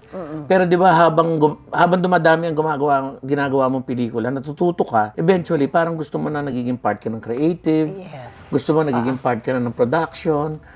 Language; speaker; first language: Filipino; native; Filipino